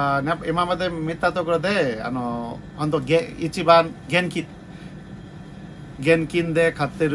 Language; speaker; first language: Japanese; non-native, learner; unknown